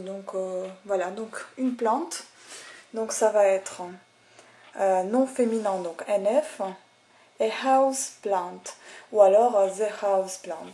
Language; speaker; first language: French; native; French